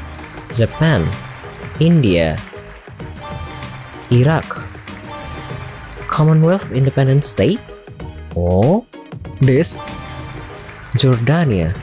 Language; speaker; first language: English; non-native, learner; Indonesian